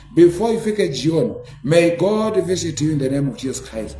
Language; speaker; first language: English; non-native, local second language; Swahili